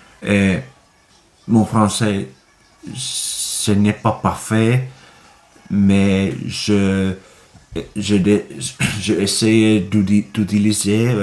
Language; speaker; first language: French; non-native, learner; Finnish